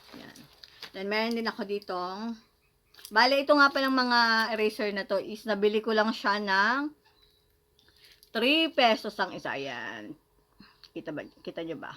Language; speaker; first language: Filipino; native; Filipino